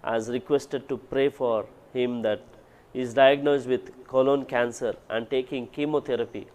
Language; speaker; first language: English; non-native, local second language; Kannada